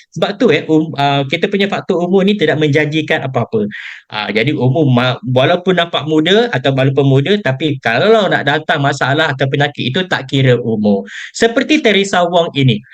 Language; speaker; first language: Malay; native; Malay